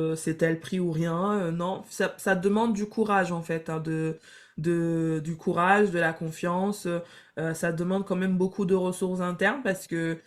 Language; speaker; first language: French; native; French